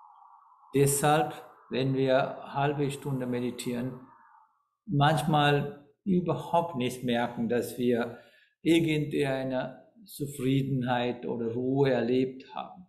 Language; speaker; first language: German; non-native, fluent; Sinhala